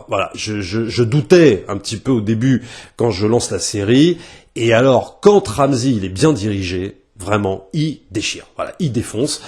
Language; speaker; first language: French; native; French